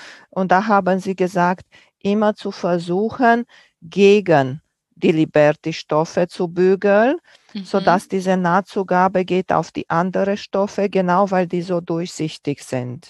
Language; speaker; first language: German; non-native, fluent; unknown